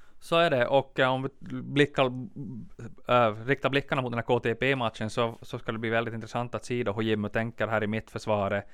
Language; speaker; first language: Swedish; native; Swedish